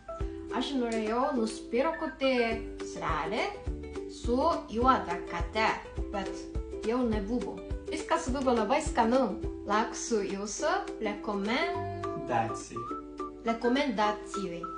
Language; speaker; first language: Lithuanian; non-native, learner; Japanese